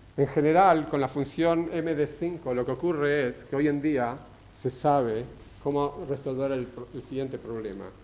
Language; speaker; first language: Spanish; native; Spanish